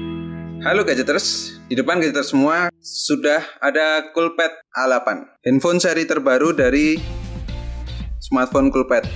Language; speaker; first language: Indonesian; native; Indonesian